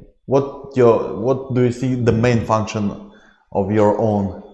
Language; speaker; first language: English; non-native, learner; Ukrainian